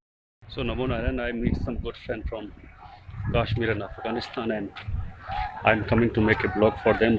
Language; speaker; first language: English; non-native, learner; Hindi